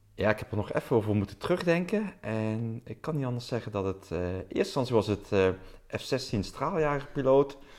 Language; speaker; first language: Dutch; native; Dutch